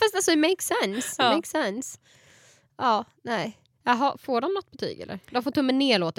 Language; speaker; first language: Swedish; native; Swedish